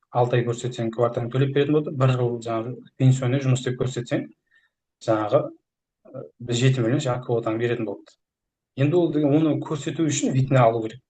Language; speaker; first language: Kazakh; early bilingual, heritage; Kazakh